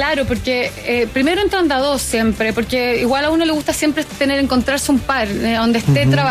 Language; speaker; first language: Spanish; native; Spanish